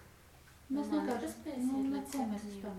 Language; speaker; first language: Russian; non-native, local second language; Latvian